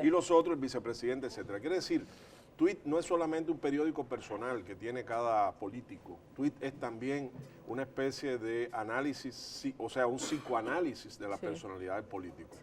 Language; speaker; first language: Spanish; native; Spanish